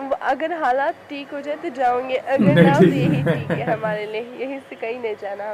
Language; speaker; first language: Hindi; non-native, learner; Pashto